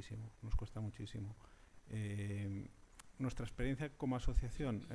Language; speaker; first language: Spanish; native; Spanish